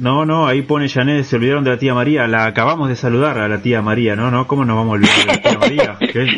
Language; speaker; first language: Spanish; native; Spanish